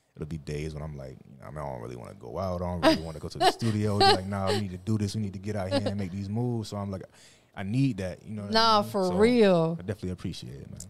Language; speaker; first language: English; native; English